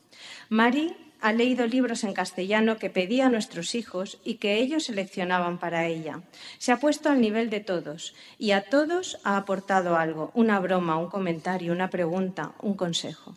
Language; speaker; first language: Spanish; native; Spanish